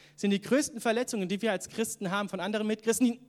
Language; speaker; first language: German; native; German